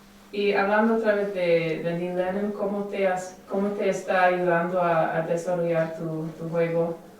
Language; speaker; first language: Spanish; non-native, fluent; English